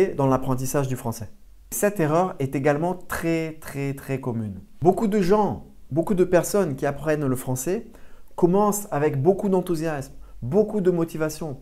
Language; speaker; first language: French; native; French